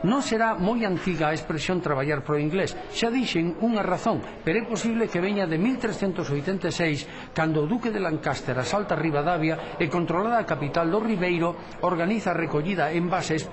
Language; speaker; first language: Galician; native; Galician